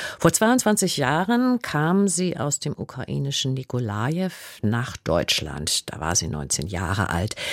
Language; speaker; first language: German; native; German